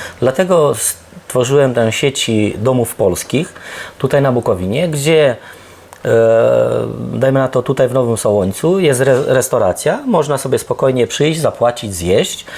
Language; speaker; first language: Polish; early bilingual, heritage; Polish